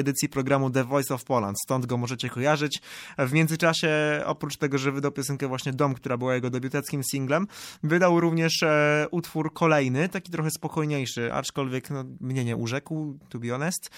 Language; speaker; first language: Polish; native; Polish